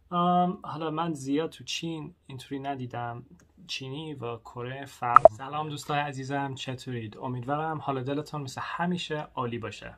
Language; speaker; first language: Persian; non-native, learner; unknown